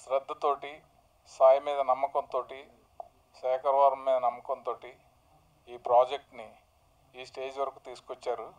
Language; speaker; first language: Telugu; native; Telugu